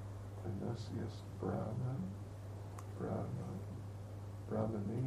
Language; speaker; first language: Russian; non-native, learner; English